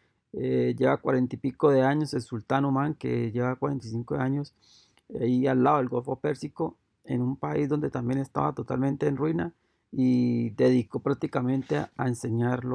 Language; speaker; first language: Spanish; native; Spanish